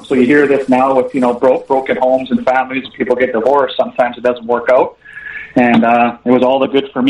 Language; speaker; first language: English; native; English